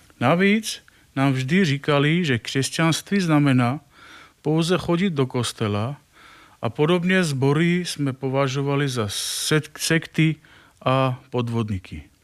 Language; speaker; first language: Czech; non-native, fluent; Armenian